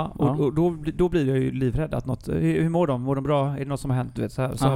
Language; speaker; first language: Swedish; native; Swedish